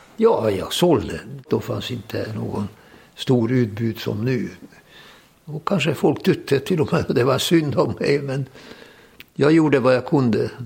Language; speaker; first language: Swedish; non-native, fluent; Hungarian